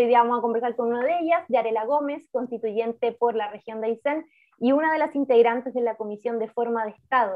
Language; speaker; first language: Spanish; native; Spanish